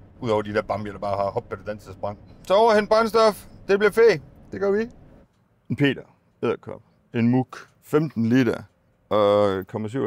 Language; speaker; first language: Danish; native; Danish